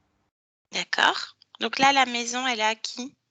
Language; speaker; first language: French; native; French